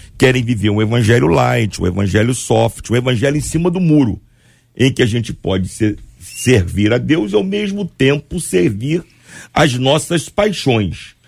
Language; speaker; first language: Portuguese; native; Portuguese